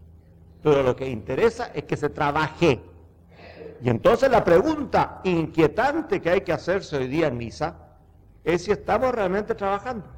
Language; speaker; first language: Spanish; native; Spanish